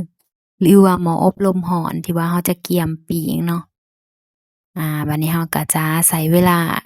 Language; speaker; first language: Thai; non-native, local second language; Lao